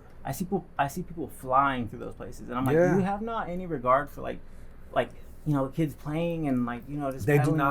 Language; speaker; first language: English; native; English